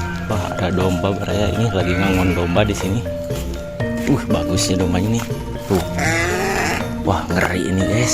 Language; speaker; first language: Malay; non-native, local second language; Sundanese